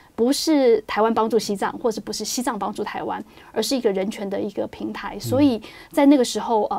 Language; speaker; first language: Chinese; native; Chinese